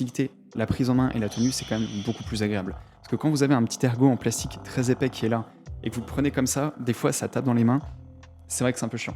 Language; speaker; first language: French; native; French